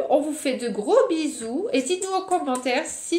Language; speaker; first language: French; native; French